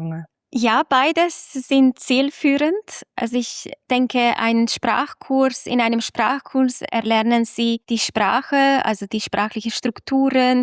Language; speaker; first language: German; non-native, fluent; Hungarian